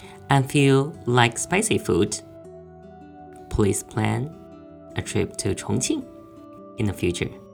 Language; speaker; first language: English; non-native, fluent; Chinese